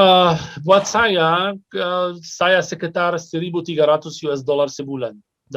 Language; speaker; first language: Indonesian; non-native, fluent; Arabic